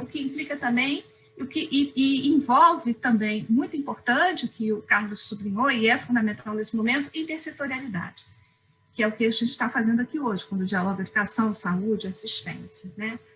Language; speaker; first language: Portuguese; native; Portuguese